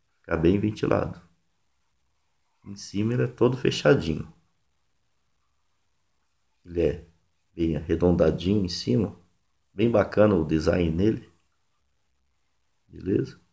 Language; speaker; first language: Portuguese; native; Portuguese